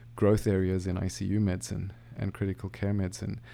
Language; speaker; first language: English; native; English